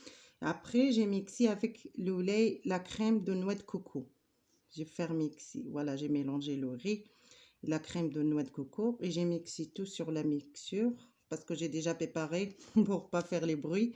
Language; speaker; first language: French; non-native, learner; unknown